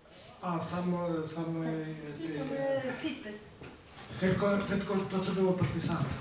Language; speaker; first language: Polish; non-native, learner; Ukrainian